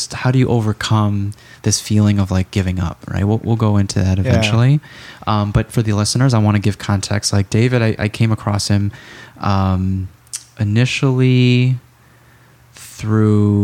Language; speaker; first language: English; native; English